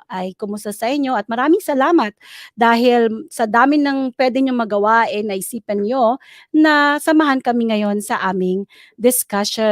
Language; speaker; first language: Filipino; native; Filipino